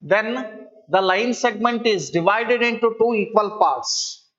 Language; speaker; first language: English; non-native, local second language; Kannada